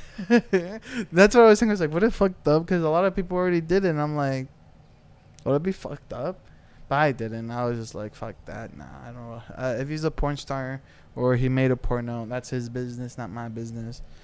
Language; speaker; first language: English; early bilingual, other home language; Spanish